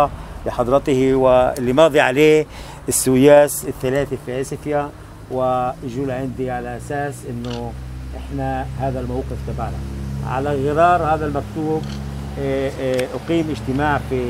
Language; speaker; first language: Arabic; native; Arabic